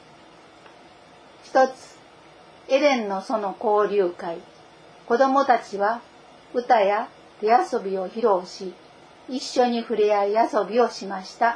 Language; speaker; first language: Japanese; native; Japanese